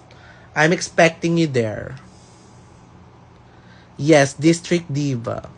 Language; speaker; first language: English; non-native, local second language; Filipino